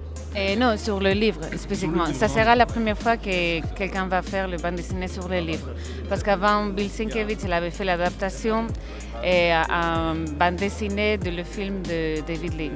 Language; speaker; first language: French; non-native, learner; Spanish